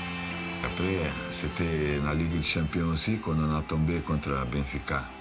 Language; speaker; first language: French; non-native, fluent; Portuguese